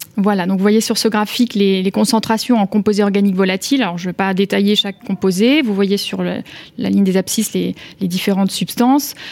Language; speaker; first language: French; native; French